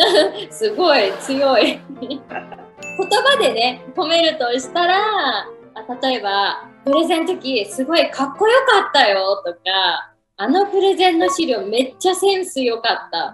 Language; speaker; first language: Japanese; native; Japanese